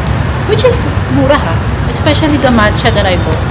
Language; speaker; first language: English; non-native, local second language; Filipino